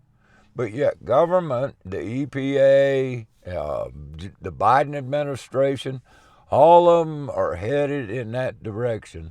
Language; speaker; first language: English; native; English